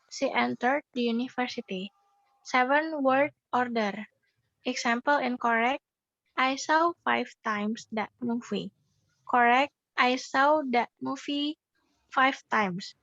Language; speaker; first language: English; non-native, learner; Indonesian